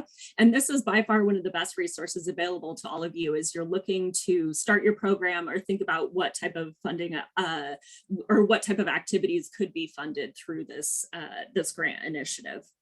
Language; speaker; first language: English; native; English